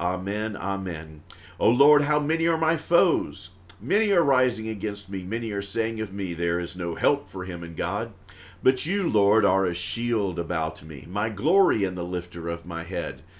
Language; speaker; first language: English; native; English